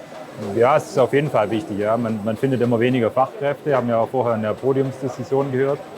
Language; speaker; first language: German; native; German